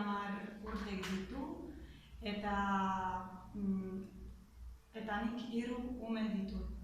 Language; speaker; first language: Basque; non-native, learner; Armenian